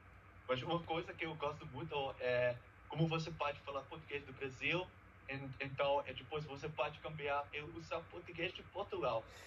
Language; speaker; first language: Portuguese; non-native, learner; Dutch